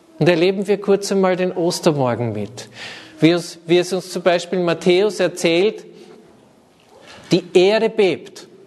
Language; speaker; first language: German; native; German